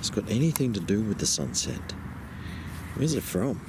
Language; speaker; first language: English; native; English